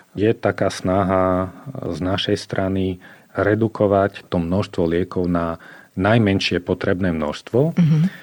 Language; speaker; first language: Slovak; native; Slovak